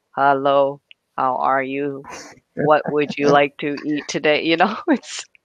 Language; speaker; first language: English; native; English